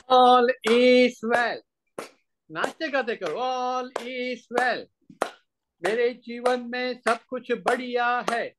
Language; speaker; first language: Hindi; native; Hindi